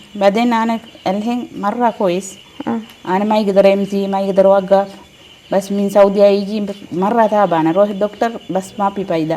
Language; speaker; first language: Arabic; non-native, learner; Sinhala